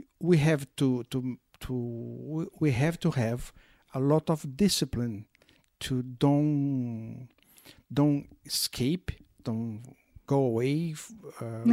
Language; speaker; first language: English; non-native, learner; Portuguese